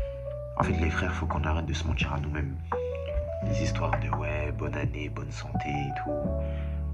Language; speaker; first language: French; native; French